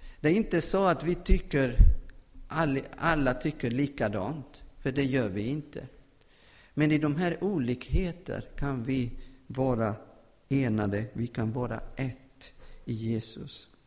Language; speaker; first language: Swedish; non-native, fluent; Spanish